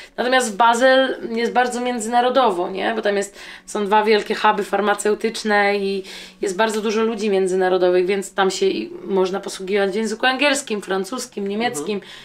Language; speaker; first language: Polish; native; Polish